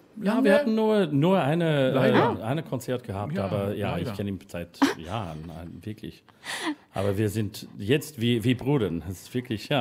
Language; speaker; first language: German; non-native, learner; English